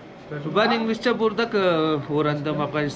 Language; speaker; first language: Turkish; non-native, learner; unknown